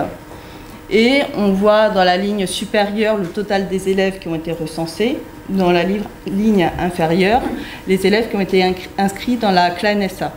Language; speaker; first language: French; native; French